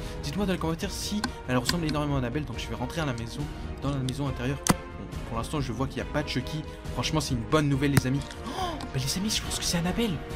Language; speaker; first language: French; native; French